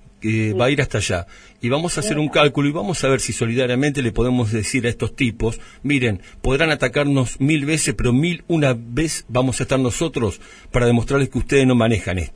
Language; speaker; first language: Spanish; native; Spanish